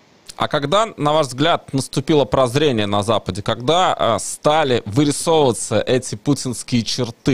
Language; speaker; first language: Russian; native; Russian